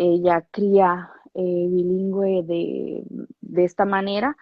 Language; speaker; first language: Spanish; native; Spanish